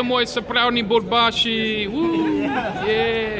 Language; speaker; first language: Russian; non-native, learner; English